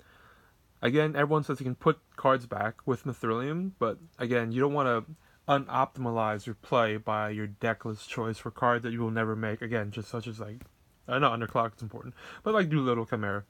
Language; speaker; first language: English; native; English